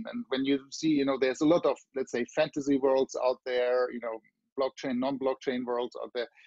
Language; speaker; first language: English; non-native, fluent; German